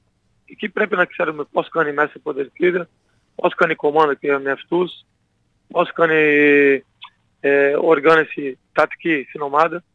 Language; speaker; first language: Greek; non-native, learner; Portuguese